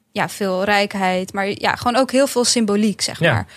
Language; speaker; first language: Dutch; early bilingual, other home language; Bosnian